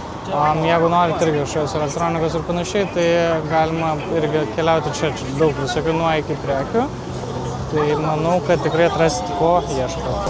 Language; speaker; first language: Lithuanian; native; Lithuanian